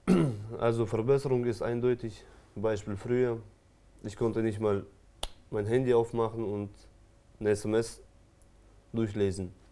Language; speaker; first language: German; non-native, fluent; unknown